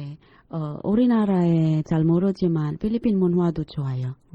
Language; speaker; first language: Korean; non-native, fluent; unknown